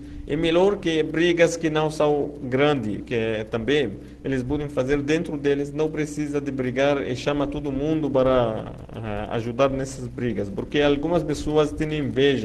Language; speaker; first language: Portuguese; non-native, fluent; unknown